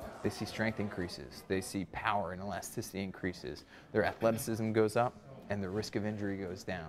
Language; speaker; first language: English; native; English